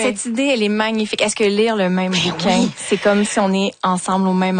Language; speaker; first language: French; native; French